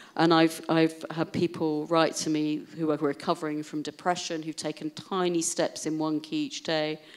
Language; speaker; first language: English; native; English